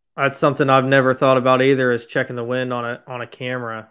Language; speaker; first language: English; native; English